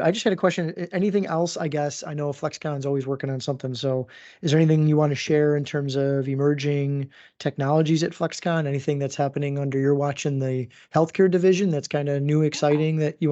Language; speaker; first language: English; native; English